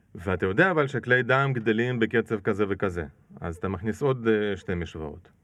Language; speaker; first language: Hebrew; non-native, fluent; Russian